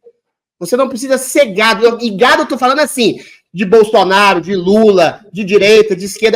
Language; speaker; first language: Portuguese; native; Portuguese